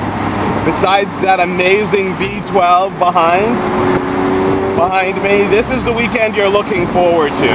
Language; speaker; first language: English; native; English